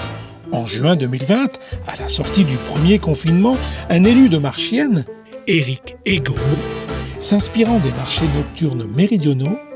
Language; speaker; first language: French; native; French